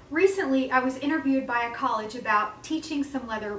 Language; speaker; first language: English; native; English